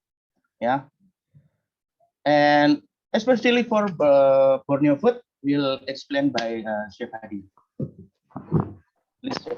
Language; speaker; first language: English; non-native, learner; Indonesian